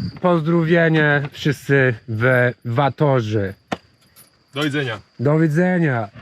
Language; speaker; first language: Polish; non-native, learner; English